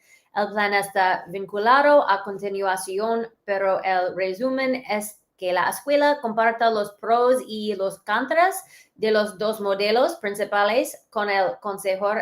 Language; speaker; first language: Spanish; early bilingual, heritage; English